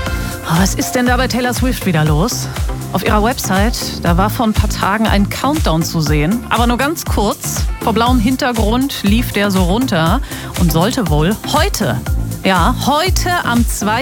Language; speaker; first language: German; native; German